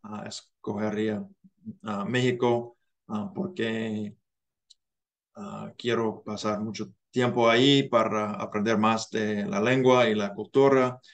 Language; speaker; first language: Spanish; non-native, learner; English